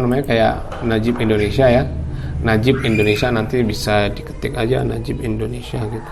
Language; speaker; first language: Indonesian; non-native, local second language; Javanese